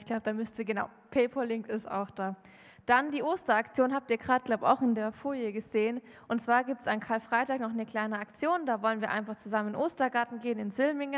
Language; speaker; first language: German; native; German